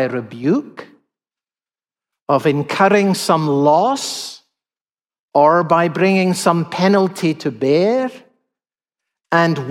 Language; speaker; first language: English; native; English